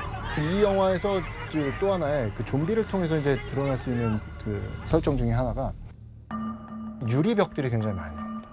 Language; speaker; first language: Korean; native; Korean